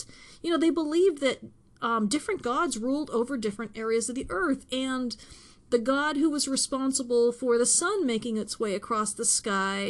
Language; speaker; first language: English; native; English